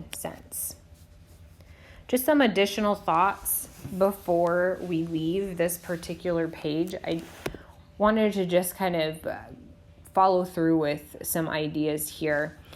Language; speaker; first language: English; native; English